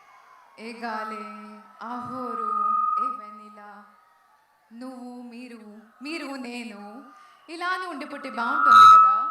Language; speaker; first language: Telugu; non-native, learner; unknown